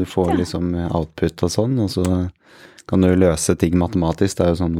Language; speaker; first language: Norwegian; native; Norwegian